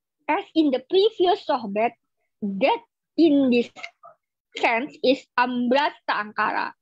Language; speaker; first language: English; non-native, fluent; Indonesian